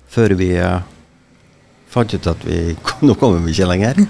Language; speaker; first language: Norwegian; native; Norwegian